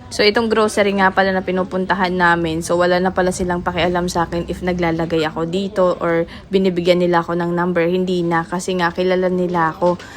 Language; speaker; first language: Filipino; native; Filipino